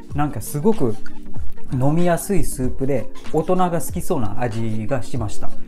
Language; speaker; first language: Japanese; non-native, fluent; Malay